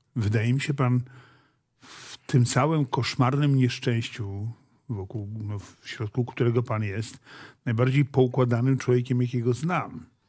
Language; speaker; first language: Polish; native; Polish